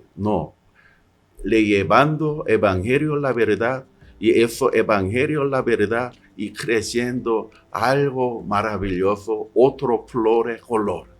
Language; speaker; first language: Spanish; non-native, learner; Korean